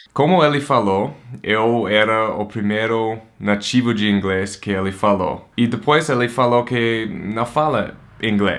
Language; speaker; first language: Portuguese; non-native, fluent; English